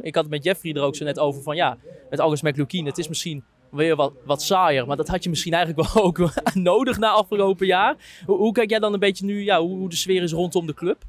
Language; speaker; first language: Dutch; native; Dutch